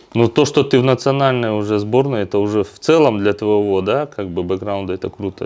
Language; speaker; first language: Russian; native; Russian